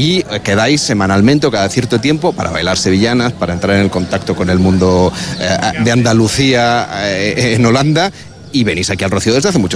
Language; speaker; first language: Spanish; native; Spanish